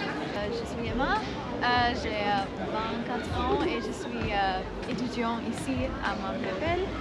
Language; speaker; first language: French; non-native, fluent; German